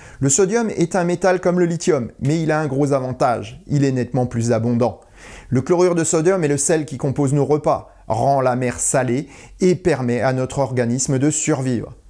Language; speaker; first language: French; native; French